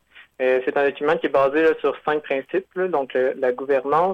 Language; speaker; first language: French; native; French